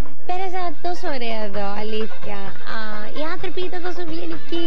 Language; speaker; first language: Greek; early bilingual, heritage; English